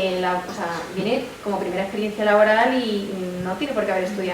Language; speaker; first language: Spanish; native; Spanish